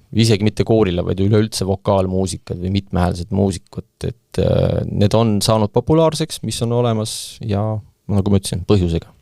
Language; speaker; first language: Estonian; native; Estonian